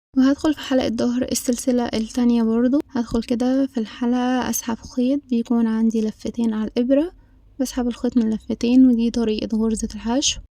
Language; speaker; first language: Arabic; native; Arabic